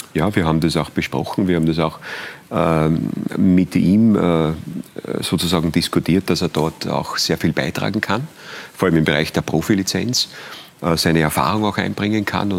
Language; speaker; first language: German; native; German